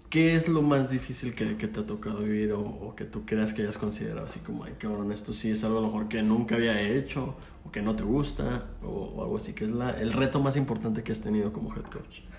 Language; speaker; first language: Spanish; native; Spanish